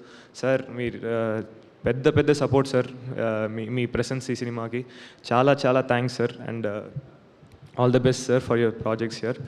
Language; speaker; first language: Telugu; non-native, learner; Tamil